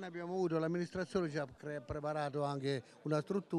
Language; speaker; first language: Italian; native; Italian